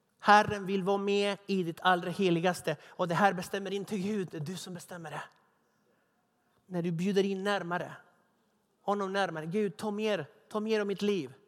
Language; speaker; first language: Swedish; non-native, fluent; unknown